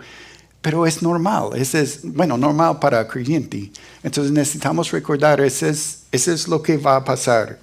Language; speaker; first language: Spanish; non-native, fluent; English